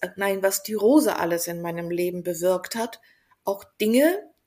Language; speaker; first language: German; non-native, fluent; Bulgarian